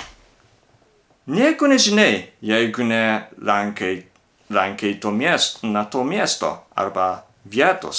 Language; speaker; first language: Lithuanian; non-native, learner; Japanese